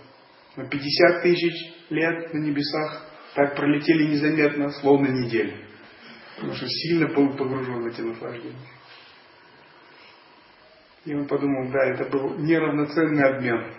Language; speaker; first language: Russian; native; Russian